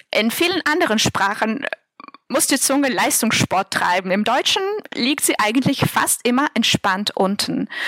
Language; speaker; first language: German; non-native, fluent; Russian